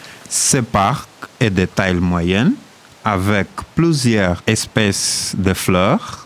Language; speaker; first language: French; non-native, learner; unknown